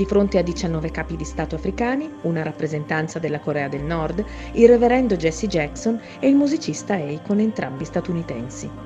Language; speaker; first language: Italian; native; Italian